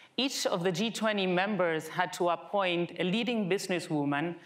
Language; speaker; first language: English; non-native, fluent; Spanish